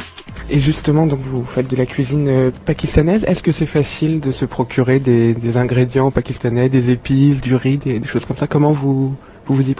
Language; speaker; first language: French; native; French